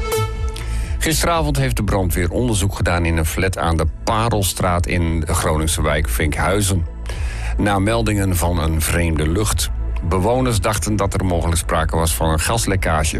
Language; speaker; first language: Dutch; native; Dutch